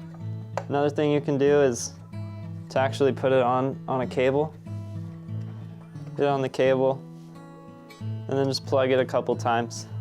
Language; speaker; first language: English; native; English